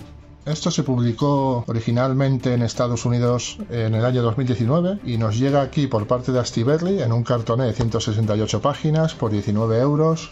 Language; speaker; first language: Spanish; native; Spanish